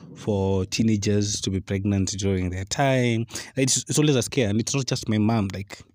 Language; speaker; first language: English; non-native, local second language; Luo (Kenya and Tanzania)